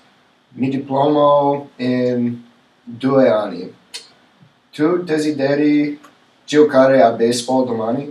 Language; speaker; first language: Italian; non-native, learner; English